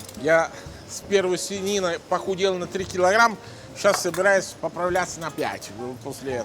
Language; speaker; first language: Russian; non-native, fluent; Italian